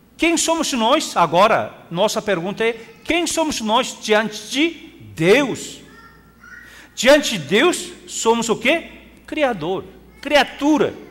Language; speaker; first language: Portuguese; non-native, fluent; Korean